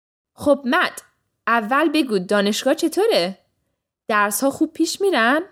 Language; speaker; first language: Persian; early bilingual, heritage; English